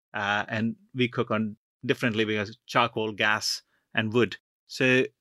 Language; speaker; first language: English; non-native, local second language; Punjabi